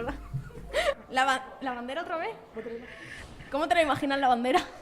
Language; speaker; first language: Spanish; native; Spanish